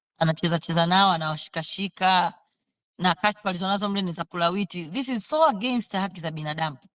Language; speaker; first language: Swahili; native; Swahili